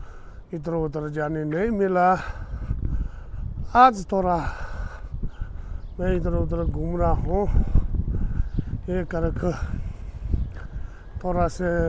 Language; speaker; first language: Hindi; non-native, fluent; Tibetan